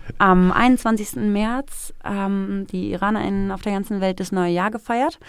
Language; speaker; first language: German; early bilingual, other home language; Persian